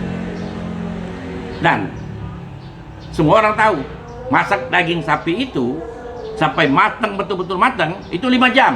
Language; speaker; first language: Indonesian; native; Indonesian